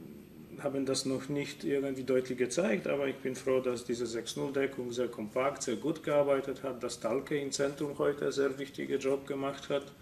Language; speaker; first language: German; non-native, fluent; Polish